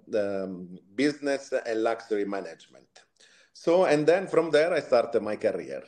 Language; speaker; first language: English; non-native, fluent; Italian